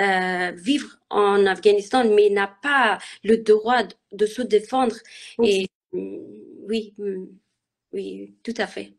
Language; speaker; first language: French; non-native, learner; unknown